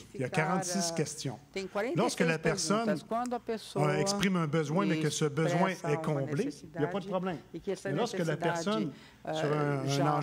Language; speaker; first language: French; native; French